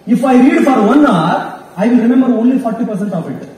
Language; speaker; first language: English; non-native, local second language; Kannada